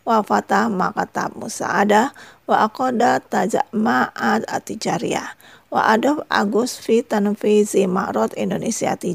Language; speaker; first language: Arabic; non-native, fluent; Indonesian